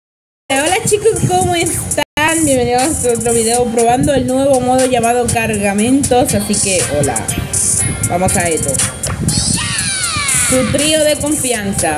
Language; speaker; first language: Spanish; native; Spanish